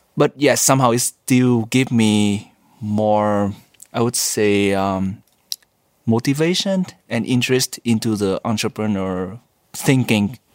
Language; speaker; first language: English; non-native, fluent; Vietnamese